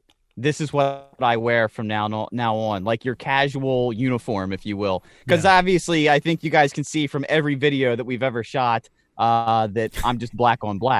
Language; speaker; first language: English; native; English